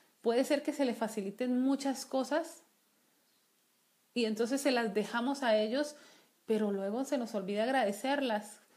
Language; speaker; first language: Spanish; native; Spanish